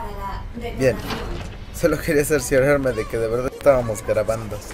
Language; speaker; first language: Spanish; native; Spanish